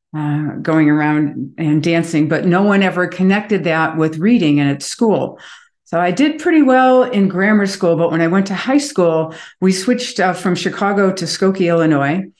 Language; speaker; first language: English; native; English